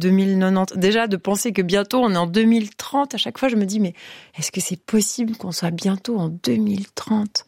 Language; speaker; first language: French; native; French